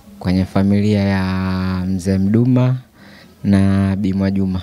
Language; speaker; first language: Swahili; native; Swahili